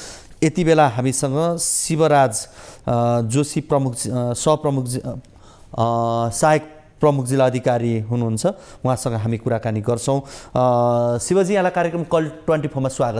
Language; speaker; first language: Nepali; native; Nepali